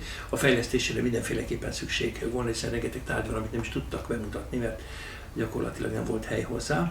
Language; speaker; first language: Hungarian; native; Hungarian